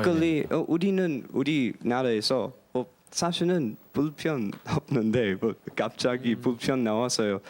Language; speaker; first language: Korean; non-native, learner; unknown